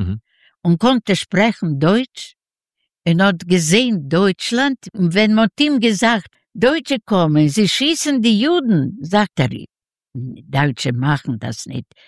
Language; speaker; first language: German; non-native, learner; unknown